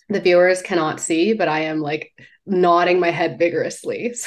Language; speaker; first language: English; non-native, local second language; Cantonese